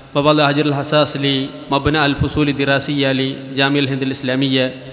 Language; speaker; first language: Arabic; non-native, fluent; Malayalam